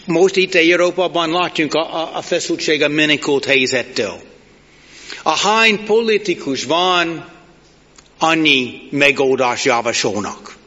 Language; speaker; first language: Hungarian; non-native, learner; English